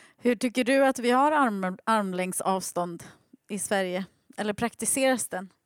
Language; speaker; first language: Swedish; native; Swedish